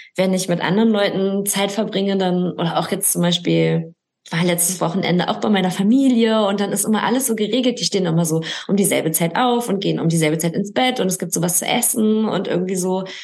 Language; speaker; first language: German; native; German